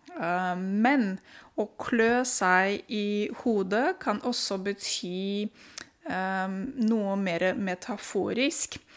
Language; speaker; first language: Norwegian; non-native, fluent; Romanian